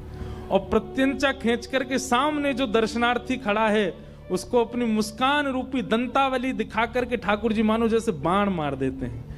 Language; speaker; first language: Hindi; native; Hindi